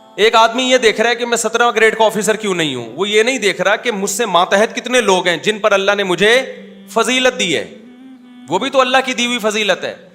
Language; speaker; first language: Urdu; native; Urdu